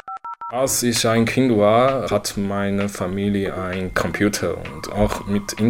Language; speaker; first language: German; non-native, learner; Chinese